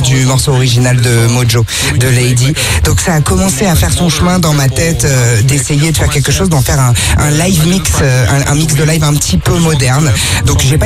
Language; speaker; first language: French; non-native, fluent; Dutch